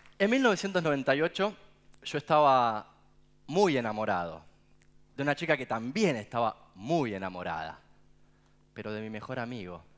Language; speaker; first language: Spanish; native; Spanish